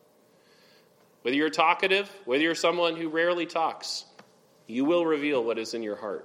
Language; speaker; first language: English; native; English